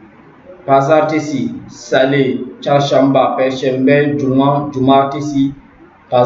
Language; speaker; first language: Turkish; non-native, learner; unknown